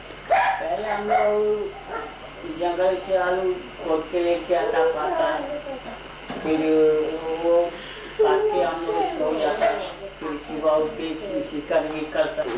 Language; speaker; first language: Hindi; non-native, local second language; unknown